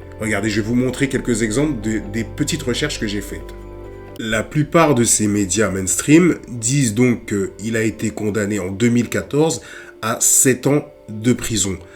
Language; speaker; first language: French; native; French